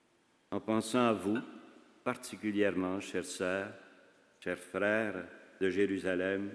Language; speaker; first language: French; native; French